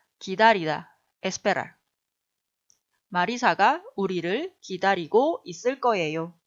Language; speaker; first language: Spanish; non-native, fluent; Korean